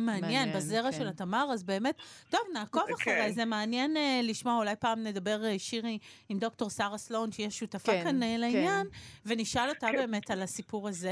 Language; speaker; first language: Hebrew; native; Hebrew